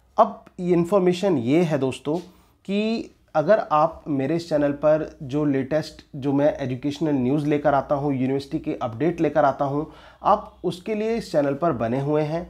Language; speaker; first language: Hindi; native; Hindi